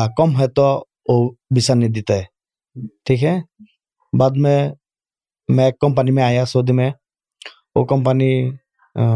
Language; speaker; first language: Urdu; non-native, learner; Bangla